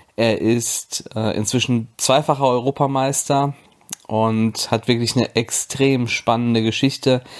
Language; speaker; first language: German; native; German